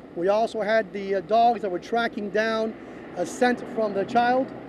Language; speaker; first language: English; early bilingual, other home language; Spanish